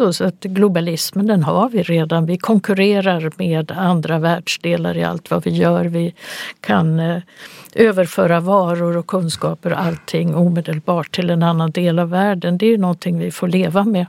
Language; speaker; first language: Swedish; native; Swedish